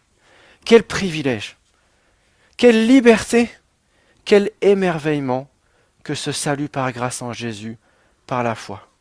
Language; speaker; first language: French; native; French